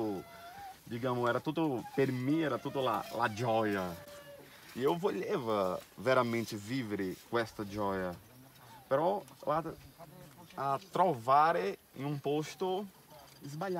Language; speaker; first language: Italian; non-native, fluent; Portuguese